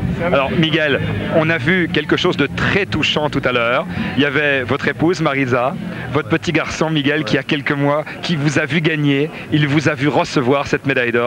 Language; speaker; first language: French; native; French